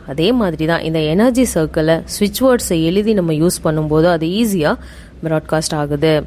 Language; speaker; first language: Tamil; native; Tamil